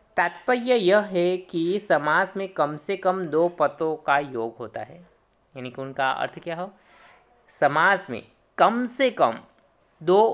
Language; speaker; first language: Hindi; non-native, local second language; Gujarati